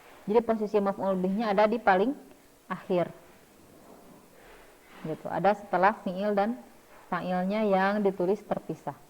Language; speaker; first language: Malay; non-native, local second language; Sundanese